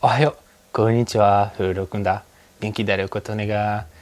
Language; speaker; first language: Japanese; non-native, learner; French